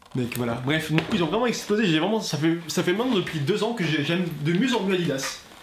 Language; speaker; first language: French; native; French